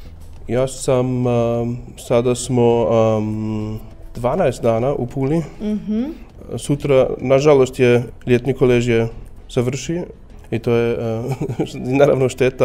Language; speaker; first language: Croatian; non-native, learner; German